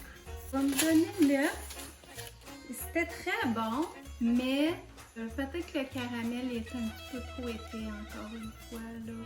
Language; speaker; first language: French; native; French